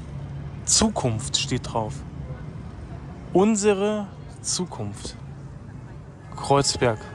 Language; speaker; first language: German; native; German